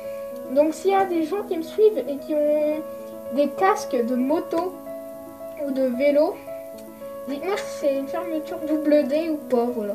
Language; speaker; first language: French; native; French